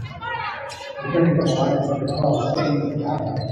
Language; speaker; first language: English; native; English